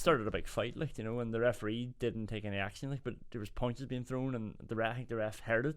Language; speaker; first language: English; native; English